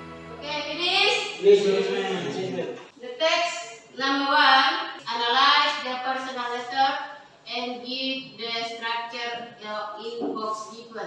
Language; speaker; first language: English; non-native, learner; Indonesian